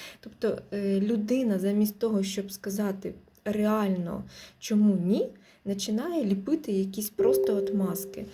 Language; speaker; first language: Ukrainian; non-native, local second language; Russian